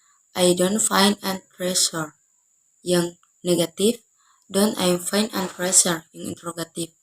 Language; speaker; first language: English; non-native, learner; Indonesian